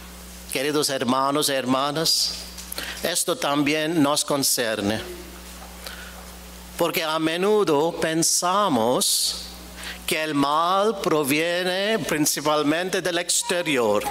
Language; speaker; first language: Spanish; non-native, fluent; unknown